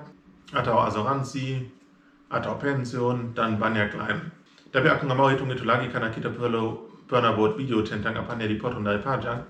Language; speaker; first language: Indonesian; non-native, fluent; German